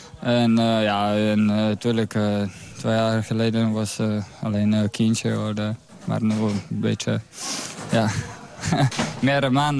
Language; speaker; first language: Dutch; non-native, learner; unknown